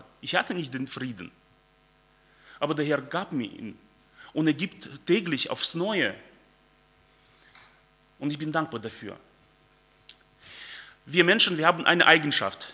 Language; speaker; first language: German; early bilingual, other home language; Russian